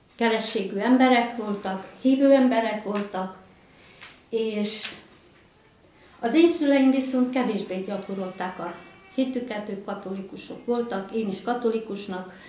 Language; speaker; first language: Hungarian; native; Hungarian